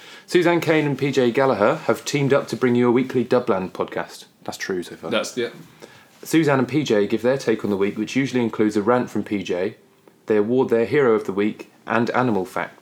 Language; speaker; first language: English; native; English